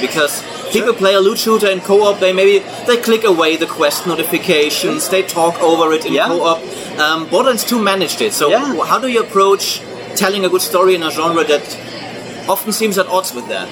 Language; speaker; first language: English; non-native, fluent; German